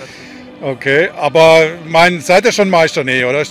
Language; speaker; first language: German; native; German